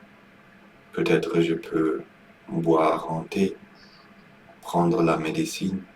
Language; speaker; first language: French; non-native, learner; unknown